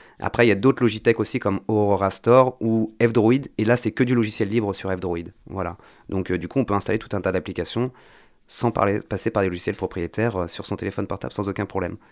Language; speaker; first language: French; native; French